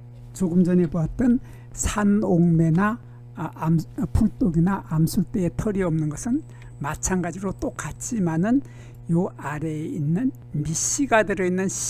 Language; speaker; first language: Korean; native; Korean